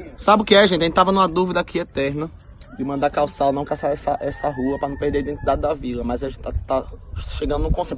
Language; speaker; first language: Portuguese; native; Portuguese